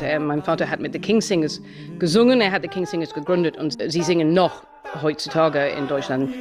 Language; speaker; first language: German; non-native, fluent; English